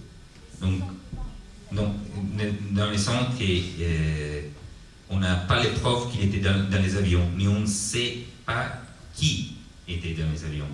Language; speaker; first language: French; non-native, learner; Italian